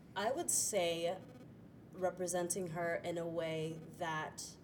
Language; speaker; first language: English; native; English